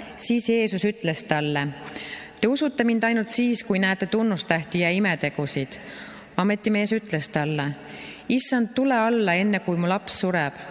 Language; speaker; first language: Estonian; native; Estonian